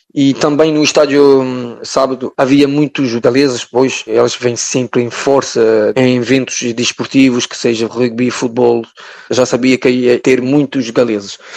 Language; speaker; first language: Portuguese; early bilingual, heritage; French